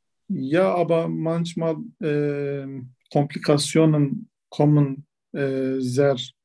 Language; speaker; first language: German; non-native, learner; Turkish